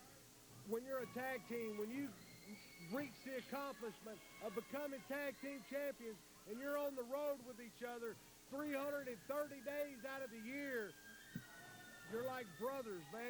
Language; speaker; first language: English; native; English